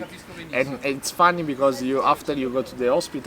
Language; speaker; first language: English; non-native, learner; Italian